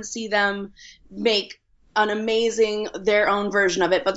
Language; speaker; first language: English; native; English